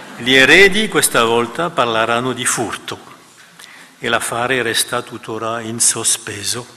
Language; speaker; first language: Italian; non-native, fluent; French